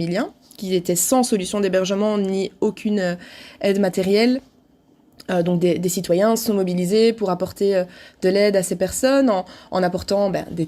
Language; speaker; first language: French; native; French